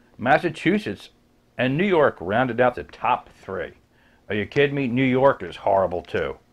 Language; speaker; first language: English; native; English